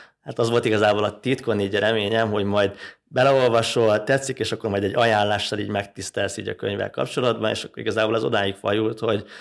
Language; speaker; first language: Hungarian; native; Hungarian